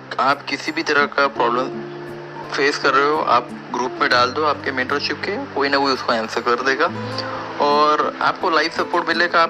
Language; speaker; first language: Hindi; native; Hindi